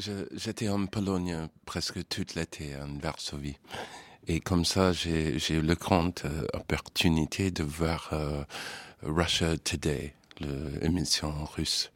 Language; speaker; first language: French; non-native, fluent; English